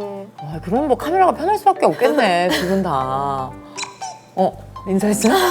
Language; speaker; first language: Korean; native; Korean